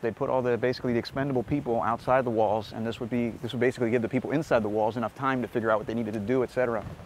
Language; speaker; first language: English; early bilingual, other home language; Spanish